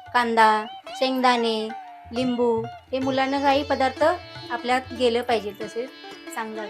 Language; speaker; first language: Marathi; native; Marathi